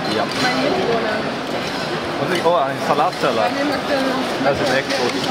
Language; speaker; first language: German; non-native, learner; Swedish